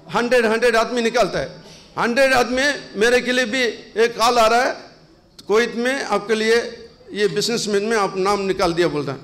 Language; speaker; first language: Hindi; non-native, local second language; Urdu